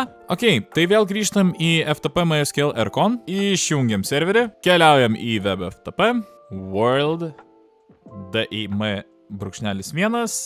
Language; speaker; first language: Lithuanian; native; Lithuanian